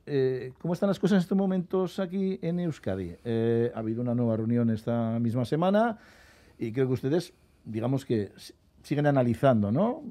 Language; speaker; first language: Spanish; native; Spanish